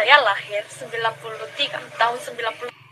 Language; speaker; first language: Indonesian; non-native, fluent; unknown